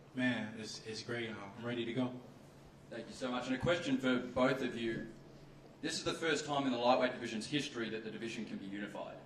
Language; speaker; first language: English; native; English